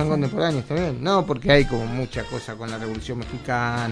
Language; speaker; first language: Spanish; native; Spanish